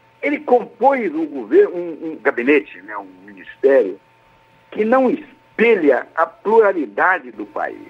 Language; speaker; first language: Portuguese; native; Portuguese